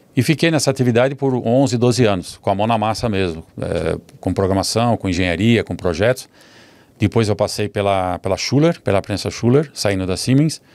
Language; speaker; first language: Portuguese; early bilingual, other home language; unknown